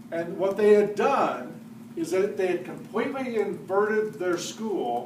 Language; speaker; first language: English; native; English